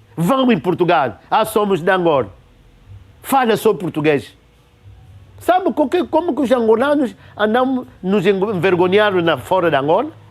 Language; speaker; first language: Portuguese; non-native, local second language; Kongo